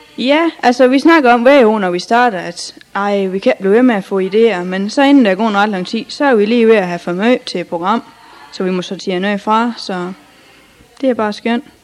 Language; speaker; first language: Danish; native; Danish